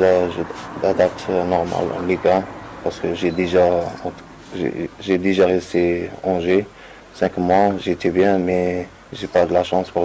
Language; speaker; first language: French; non-native, local second language; Arabic